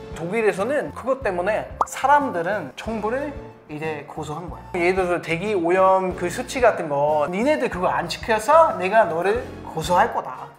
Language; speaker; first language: Korean; non-native, fluent; German